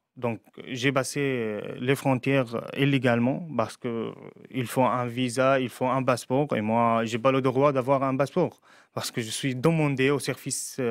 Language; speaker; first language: French; non-native, fluent; Arabic